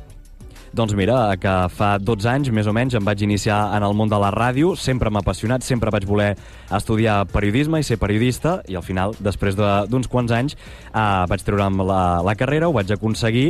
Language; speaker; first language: Catalan; native; Catalan